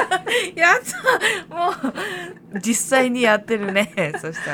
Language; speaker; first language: Japanese; native; Japanese